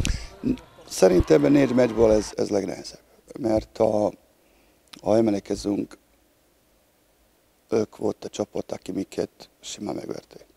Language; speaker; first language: Hungarian; non-native, learner; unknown